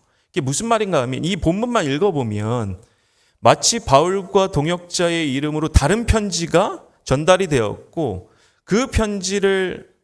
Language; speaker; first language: Korean; native; Korean